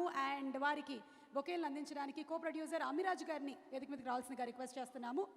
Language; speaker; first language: Telugu; native; Telugu